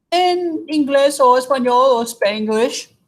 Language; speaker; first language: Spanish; non-native, fluent; English